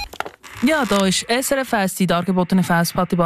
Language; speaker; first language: German; native; German